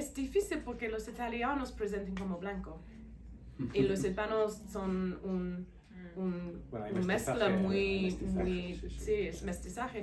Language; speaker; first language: Spanish; non-native, fluent; English